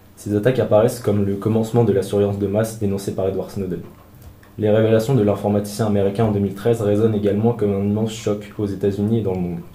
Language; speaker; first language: French; native; French